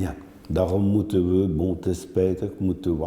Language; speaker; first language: Dutch; non-native, local second language; French